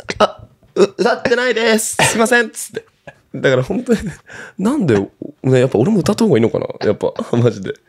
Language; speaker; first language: Japanese; native; Japanese